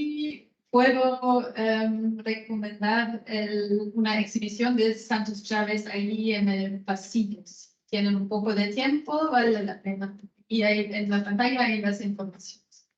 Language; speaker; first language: Spanish; non-native, fluent; German